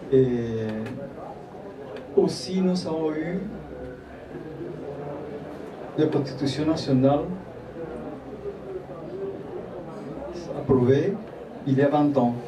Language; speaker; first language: French; non-native, fluent; Spanish